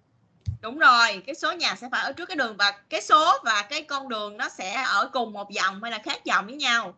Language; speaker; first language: Vietnamese; native; Vietnamese